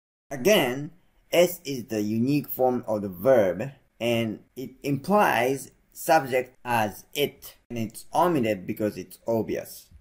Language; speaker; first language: English; non-native, fluent; Japanese